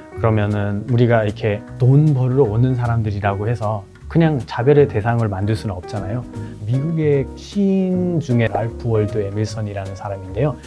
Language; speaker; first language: Korean; non-native, fluent; Nepali